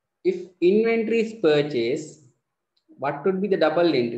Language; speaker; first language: English; non-native, local second language; Sinhala